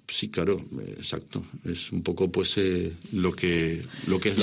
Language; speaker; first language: Spanish; native; Spanish